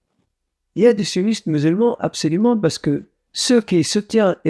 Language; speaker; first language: French; non-native, fluent; Arabic